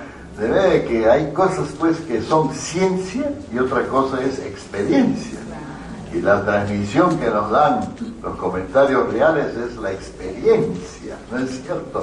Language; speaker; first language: Spanish; native; Spanish